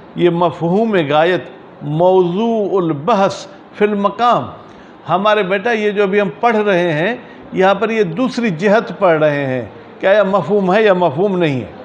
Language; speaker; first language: Urdu; non-native, local second language; Sindhi